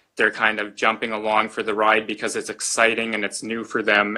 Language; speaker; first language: English; native; English